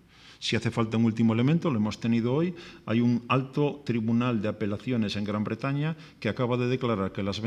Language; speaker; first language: Spanish; native; Spanish